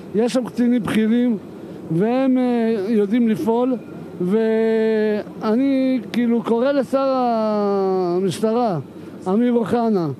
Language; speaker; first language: Hebrew; native; Hebrew